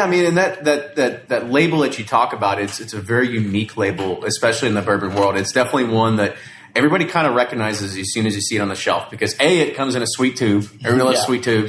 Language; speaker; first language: English; native; English